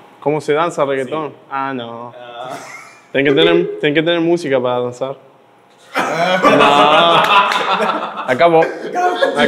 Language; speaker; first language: Portuguese; non-native, learner; Spanish